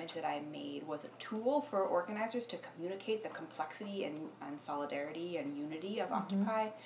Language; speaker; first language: English; native; English